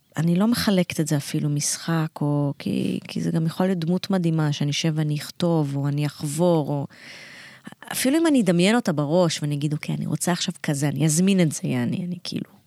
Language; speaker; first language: Hebrew; early bilingual, other home language; Russian